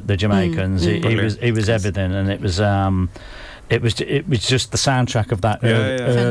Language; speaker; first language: English; native; English